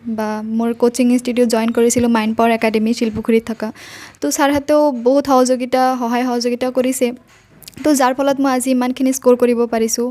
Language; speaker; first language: Assamese; non-native, local second language; Bangla